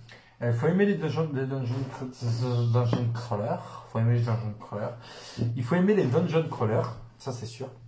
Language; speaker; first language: French; native; French